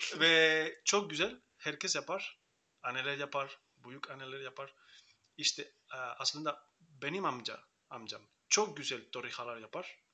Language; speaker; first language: Turkish; non-native, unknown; Spanish